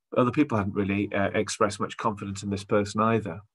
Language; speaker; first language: English; native; English